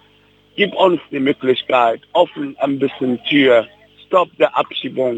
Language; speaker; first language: German; non-native, fluent; Arabic